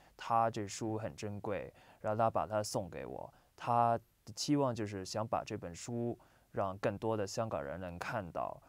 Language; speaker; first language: Chinese; non-native, local second language; Cantonese